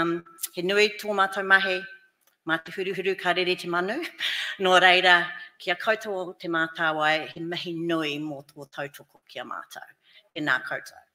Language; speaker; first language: Māori; non-native, local second language; English